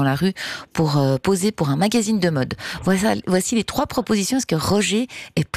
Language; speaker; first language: French; native; French